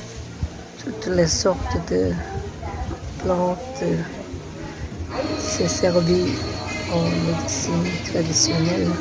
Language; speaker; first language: French; non-native, fluent; Korean